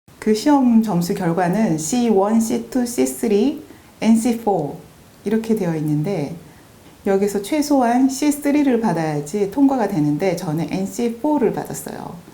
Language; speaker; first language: Korean; native; Korean